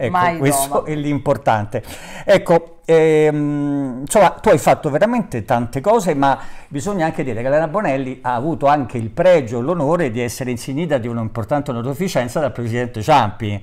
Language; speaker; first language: Italian; native; Italian